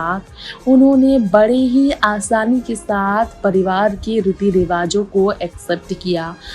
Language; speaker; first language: Hindi; native; Hindi